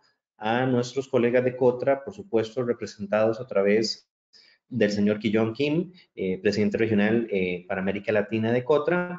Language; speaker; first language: Spanish; native; Spanish